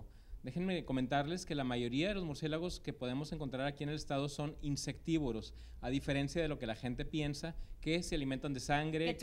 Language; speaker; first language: Spanish; native; Spanish